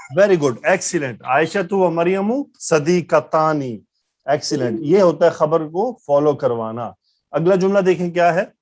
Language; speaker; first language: Urdu; native; Urdu